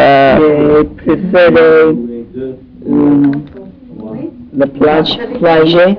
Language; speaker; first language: French; non-native, learner; English